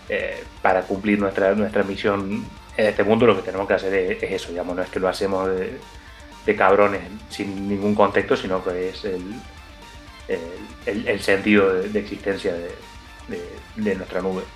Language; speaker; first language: Spanish; native; Spanish